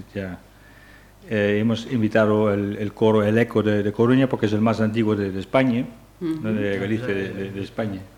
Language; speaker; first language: Spanish; non-native, fluent; Dutch